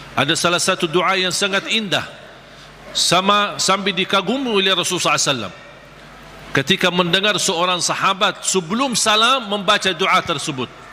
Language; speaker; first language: Malay; non-native, fluent; Arabic